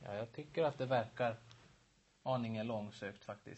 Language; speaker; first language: Swedish; native; Swedish